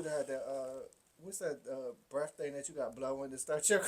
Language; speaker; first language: English; native; English